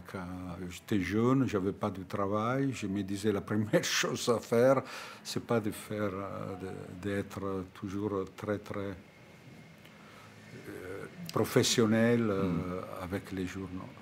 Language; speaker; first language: French; non-native, fluent; Italian